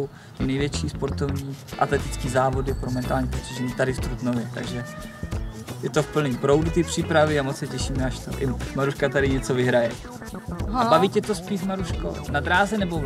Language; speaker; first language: Czech; native; Czech